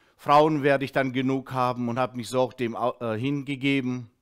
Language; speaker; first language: German; early bilingual, heritage; Russian